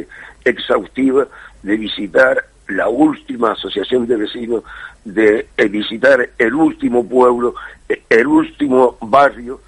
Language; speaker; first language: Spanish; native; Spanish